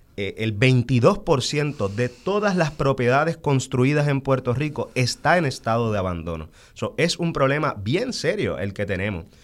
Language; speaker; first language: Spanish; native; Spanish